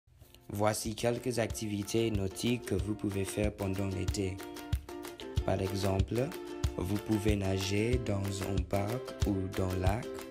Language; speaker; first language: French; non-native, learner; English